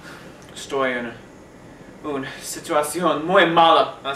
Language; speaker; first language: Spanish; non-native, learner; English